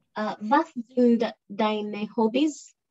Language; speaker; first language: German; non-native, learner; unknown